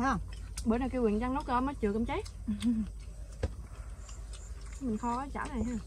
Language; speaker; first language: Vietnamese; native; Vietnamese